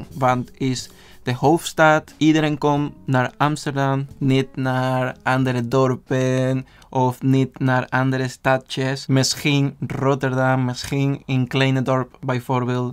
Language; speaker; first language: Dutch; non-native, learner; Spanish